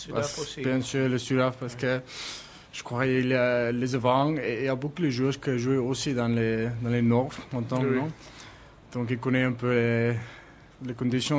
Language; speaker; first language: French; non-native, learner; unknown